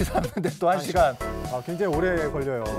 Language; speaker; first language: Korean; native; Korean